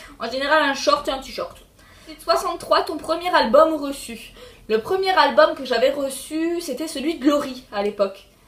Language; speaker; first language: French; early bilingual, other home language; Polish